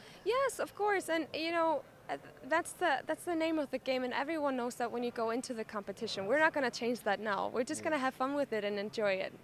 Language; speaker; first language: English; non-native, fluent; Icelandic